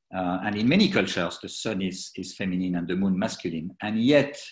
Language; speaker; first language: English; non-native, fluent; French